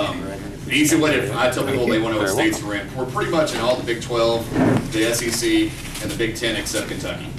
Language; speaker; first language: English; native; English